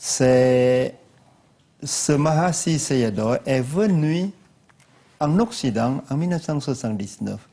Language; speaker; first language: French; non-native, learner; Lao